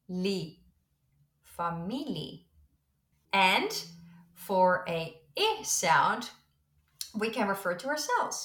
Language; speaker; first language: English; non-native, fluent; Dutch